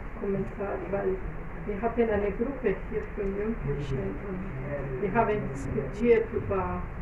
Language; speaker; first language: German; non-native, fluent; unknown